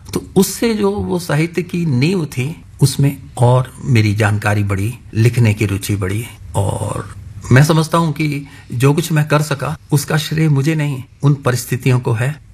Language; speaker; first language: Hindi; non-native, local second language; Punjabi